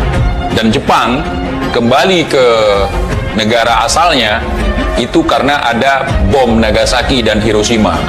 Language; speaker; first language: Indonesian; native; Indonesian